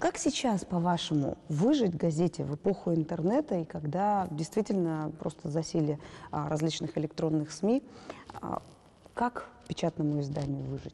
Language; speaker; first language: Russian; native; Russian